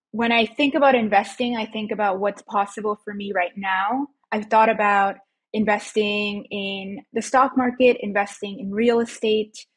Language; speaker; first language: English; early bilingual, other home language; Spanish